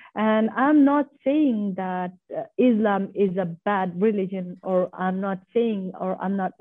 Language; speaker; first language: English; non-native, fluent; Persian